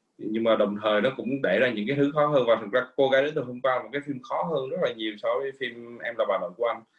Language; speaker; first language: Vietnamese; native; Vietnamese